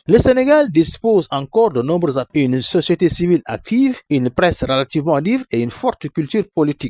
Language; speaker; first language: French; non-native, local second language; Wolof